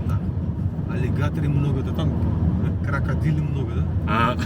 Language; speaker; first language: Russian; non-native, local second language; Uzbek